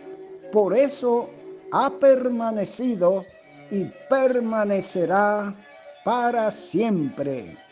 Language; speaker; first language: Spanish; native; Spanish